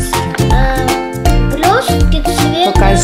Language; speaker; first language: Russian; native; Russian